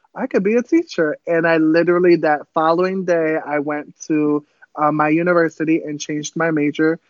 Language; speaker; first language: English; early bilingual, other home language; Kabuverdianu